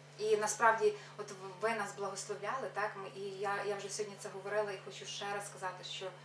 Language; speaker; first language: Ukrainian; native; Ukrainian